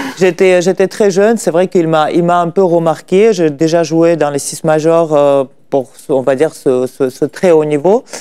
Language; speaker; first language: French; non-native, fluent; Russian